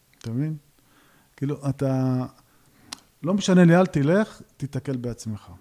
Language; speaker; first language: Hebrew; early bilingual, other home language; Georgian